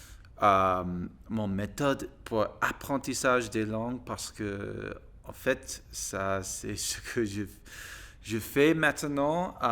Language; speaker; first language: French; non-native, learner; English